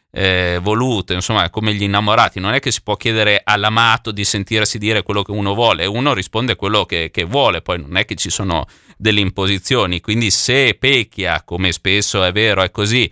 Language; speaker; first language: Italian; native; Italian